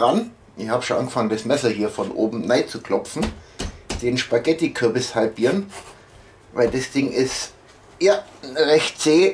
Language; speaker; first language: German; native; German